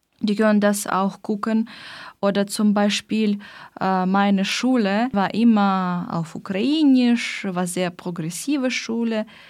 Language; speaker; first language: German; non-native, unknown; Ukrainian